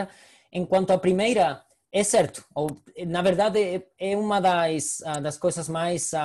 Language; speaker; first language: Portuguese; non-native, fluent; Spanish